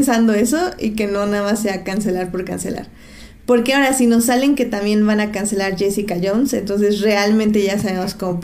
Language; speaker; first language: Spanish; native; Spanish